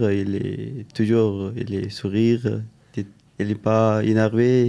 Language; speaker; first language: French; non-native, learner; Pashto